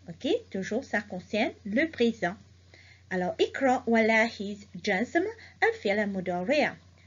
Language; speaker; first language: French; non-native, local second language; Morisyen